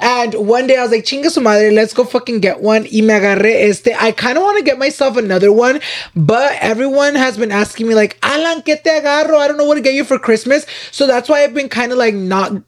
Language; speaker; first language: English; early bilingual, other home language; Spanish